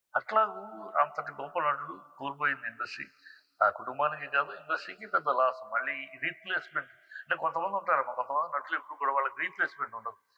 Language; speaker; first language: Telugu; native; Telugu